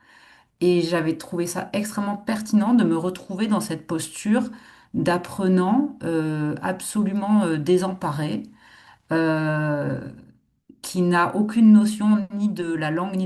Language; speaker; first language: French; native; French